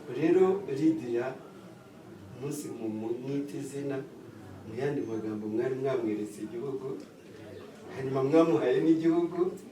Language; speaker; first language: Kinyarwanda; early bilingual, heritage; Kinyarwanda